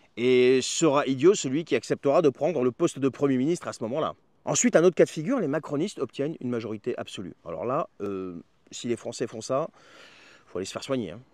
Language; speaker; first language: French; native; French